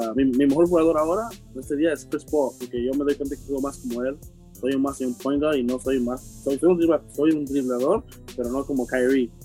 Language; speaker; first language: Spanish; early bilingual, heritage; Spanish